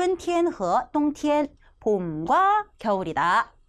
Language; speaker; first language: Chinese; non-native, fluent; Korean